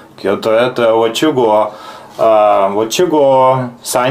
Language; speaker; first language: Chinese; non-native, learner; Russian